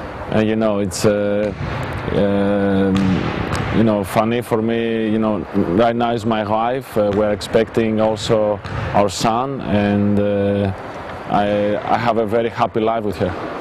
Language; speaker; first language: English; non-native, fluent; Greek